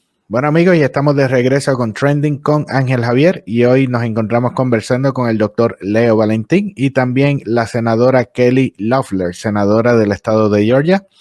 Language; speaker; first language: Spanish; native; Spanish